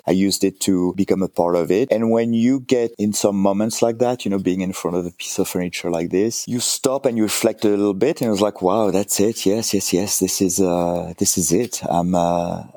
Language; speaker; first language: English; non-native, fluent; French